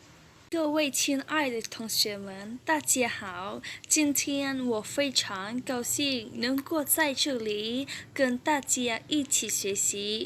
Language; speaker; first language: Chinese; non-native, learner; Hmong